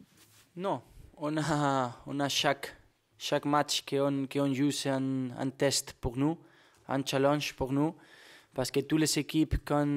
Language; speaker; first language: French; non-native, fluent; Spanish